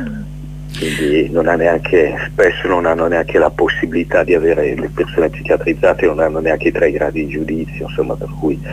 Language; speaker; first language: Italian; native; Italian